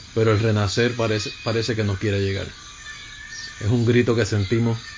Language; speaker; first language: Spanish; native; Spanish